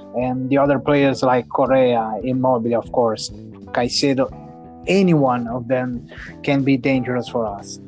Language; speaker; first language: English; non-native, fluent; Italian